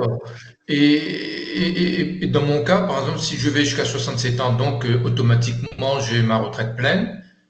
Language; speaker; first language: French; native; French